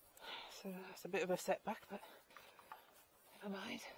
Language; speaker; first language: English; native; English